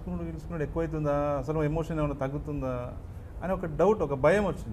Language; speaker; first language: Telugu; native; Telugu